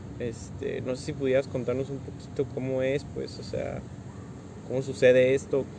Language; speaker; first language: Spanish; native; Spanish